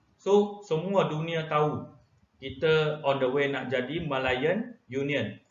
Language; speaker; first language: Malay; non-native, local second language; Chinese